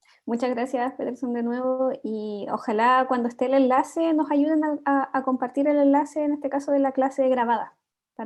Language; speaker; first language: Spanish; native; Spanish